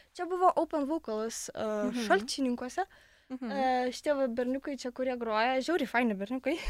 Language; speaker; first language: Lithuanian; non-native, local second language; Polish